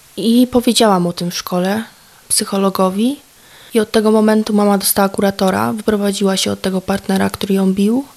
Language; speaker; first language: Polish; native; Polish